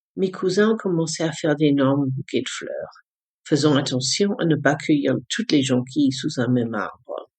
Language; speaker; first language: French; early bilingual, other home language; English